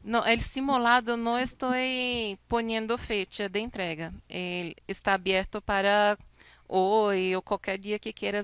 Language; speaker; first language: Spanish; non-native, fluent; Portuguese